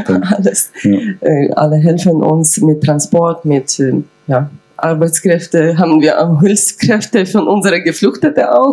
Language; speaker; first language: German; non-native, fluent; Ukrainian